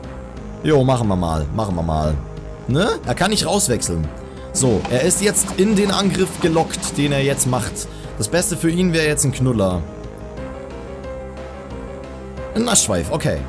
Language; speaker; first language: German; native; German